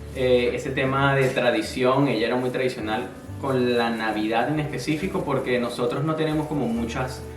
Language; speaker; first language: Spanish; native; Spanish